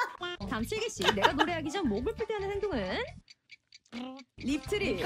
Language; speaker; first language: Korean; native; Korean